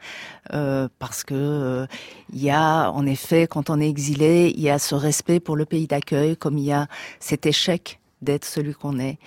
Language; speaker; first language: French; native; French